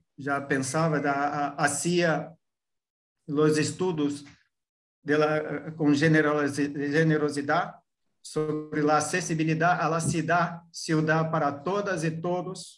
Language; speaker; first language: Portuguese; non-native, fluent; Spanish